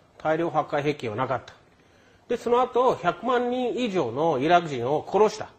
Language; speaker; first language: Japanese; non-native, fluent; English